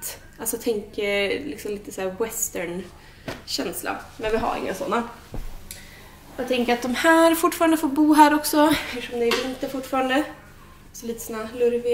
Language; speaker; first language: Swedish; native; Swedish